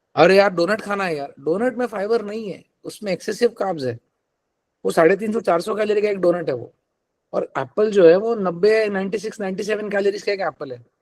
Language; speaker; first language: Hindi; non-native, local second language; Telugu